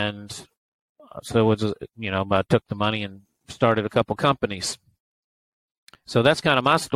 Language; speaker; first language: English; native; English